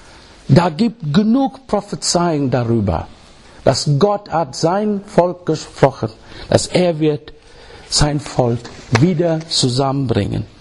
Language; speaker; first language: German; non-native, learner; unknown